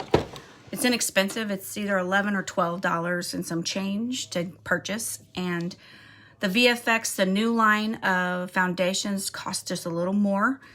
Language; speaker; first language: English; native; English